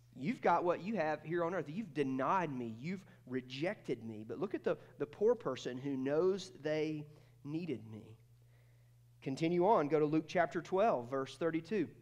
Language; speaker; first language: English; native; English